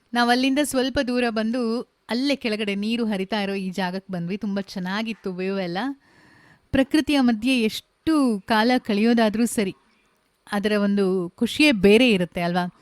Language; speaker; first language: Kannada; native; Kannada